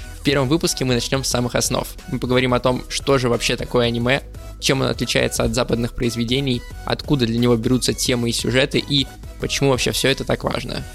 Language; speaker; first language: Russian; native; Russian